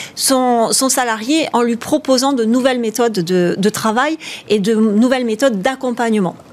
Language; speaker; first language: French; native; French